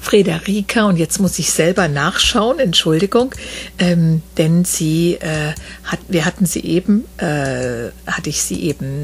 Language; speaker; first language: German; native; German